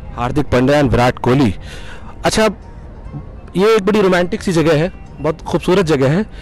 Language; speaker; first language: Hindi; native; Hindi